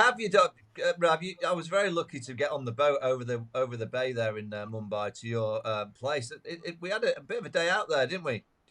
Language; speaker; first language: English; native; English